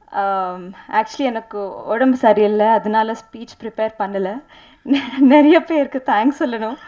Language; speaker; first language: Tamil; non-native, learner; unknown